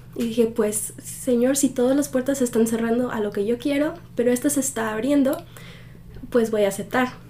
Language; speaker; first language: Spanish; early bilingual, heritage; Spanish